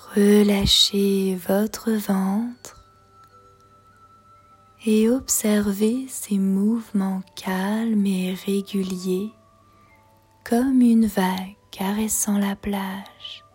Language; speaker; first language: French; native; French